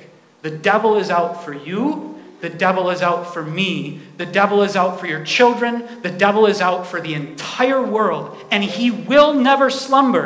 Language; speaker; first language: English; native; English